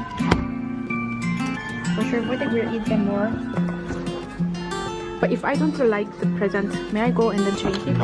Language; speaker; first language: English; non-native, learner; Korean